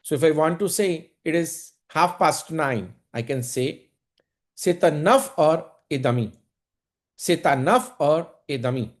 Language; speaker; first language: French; non-native, fluent; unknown